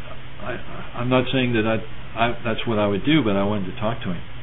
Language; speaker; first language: English; native; English